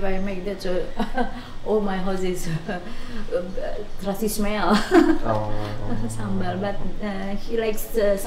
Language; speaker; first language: English; non-native, learner; Indonesian